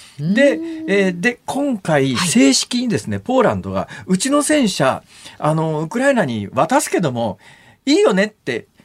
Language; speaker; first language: Japanese; native; Japanese